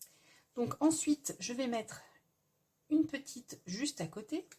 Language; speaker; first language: French; native; French